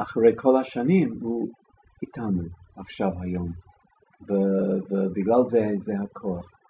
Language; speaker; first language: Hebrew; non-native, fluent; English